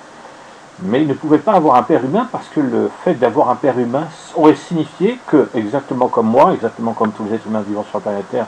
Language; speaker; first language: French; native; French